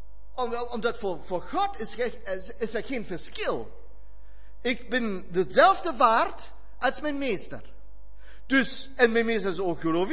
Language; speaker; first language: Dutch; non-native, fluent; German